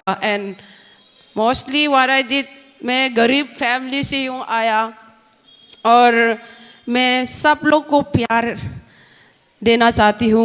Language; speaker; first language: Hindi; non-native, local second language; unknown